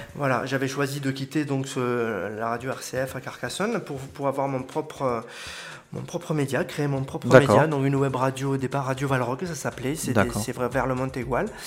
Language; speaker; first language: French; native; French